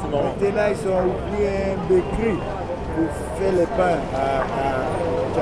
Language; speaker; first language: French; non-native, learner; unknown